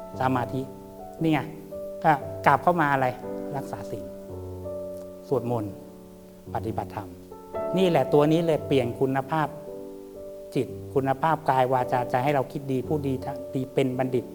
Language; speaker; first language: Thai; native; Thai